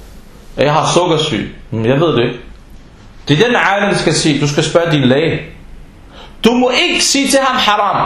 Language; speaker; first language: Danish; non-native, fluent; Arabic